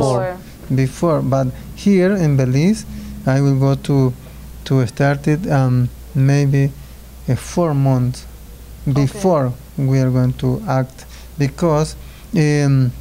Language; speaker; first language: English; non-native, learner; Spanish